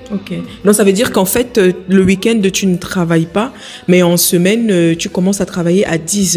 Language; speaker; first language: French; native; French